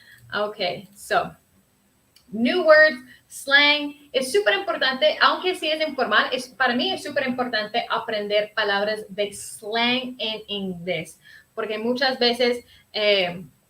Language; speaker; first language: Spanish; early bilingual, heritage; Spanish